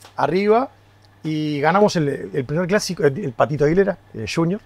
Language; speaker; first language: Spanish; native; Spanish